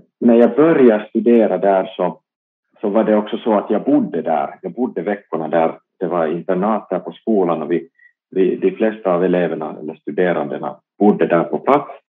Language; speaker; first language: Swedish; non-native, local second language; Finnish